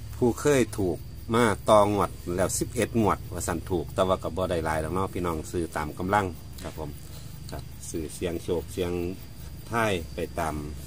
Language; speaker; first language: Thai; native; Thai